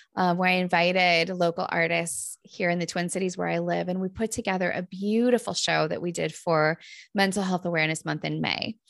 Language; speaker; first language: English; native; English